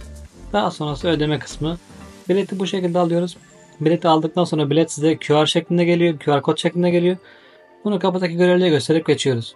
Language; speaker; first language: Turkish; native; Turkish